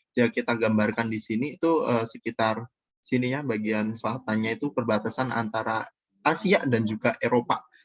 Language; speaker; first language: Indonesian; native; Indonesian